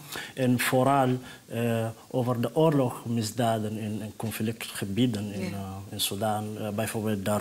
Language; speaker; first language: Dutch; non-native, fluent; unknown